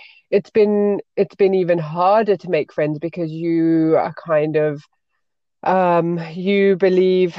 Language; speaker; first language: English; native; English